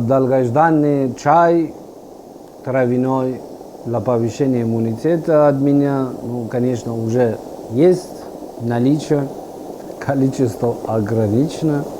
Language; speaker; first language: Russian; non-native, fluent; Persian